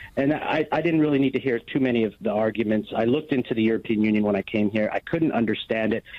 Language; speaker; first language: English; native; English